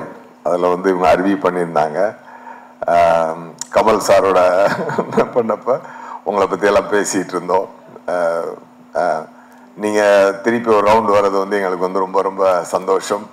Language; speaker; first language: Tamil; native; Tamil